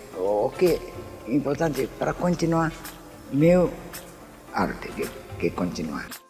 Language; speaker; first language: Portuguese; non-native, fluent; Japanese